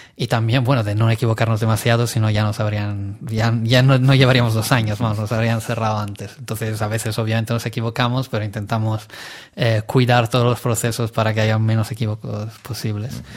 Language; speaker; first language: Spanish; non-native, fluent; Italian